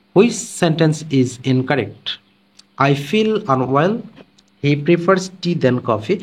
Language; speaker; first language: English; non-native, local second language; Bangla